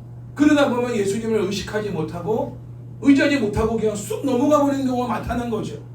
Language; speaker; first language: Korean; native; Korean